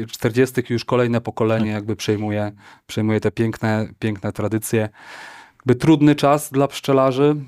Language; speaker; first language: Polish; native; Polish